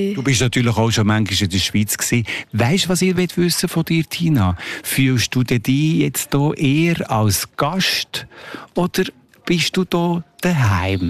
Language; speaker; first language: German; native; German